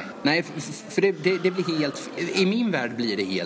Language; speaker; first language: Swedish; native; Swedish